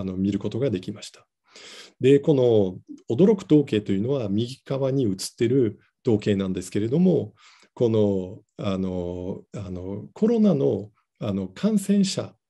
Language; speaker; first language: Japanese; non-native, fluent; Dutch